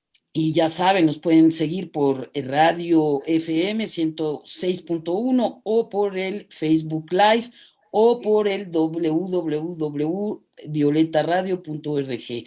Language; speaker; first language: Spanish; native; Spanish